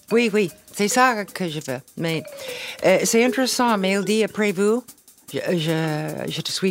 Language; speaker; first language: French; non-native, fluent; English